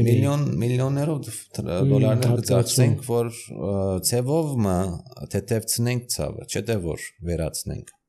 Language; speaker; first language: Armenian; early bilingual, heritage; Armenian